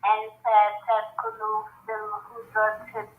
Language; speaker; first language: Arabic; non-native, learner; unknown